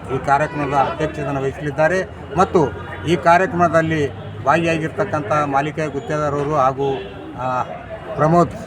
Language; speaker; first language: Kannada; native; Kannada